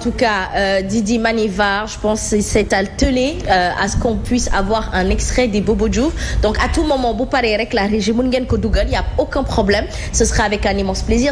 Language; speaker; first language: French; non-native, local second language; Wolof